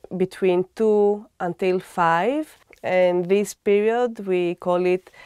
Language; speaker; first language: English; non-native, fluent; Greek